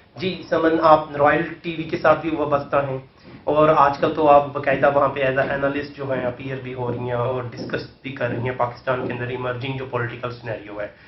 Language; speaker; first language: Urdu; native; Urdu